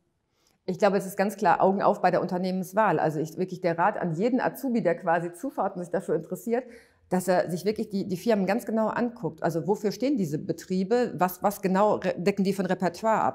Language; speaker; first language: German; native; German